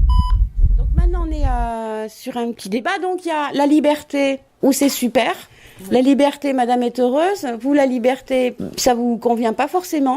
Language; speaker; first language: French; native; French